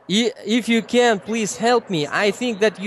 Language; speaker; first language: English; non-native, learner; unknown